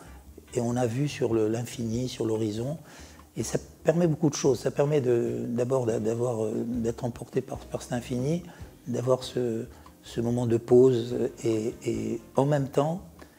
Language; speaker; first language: French; native; French